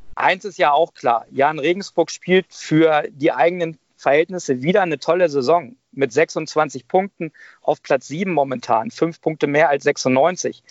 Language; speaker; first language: German; native; German